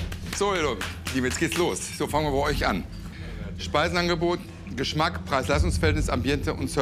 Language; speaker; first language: German; native; German